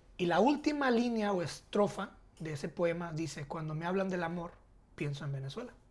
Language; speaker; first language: Spanish; early bilingual, heritage; Spanish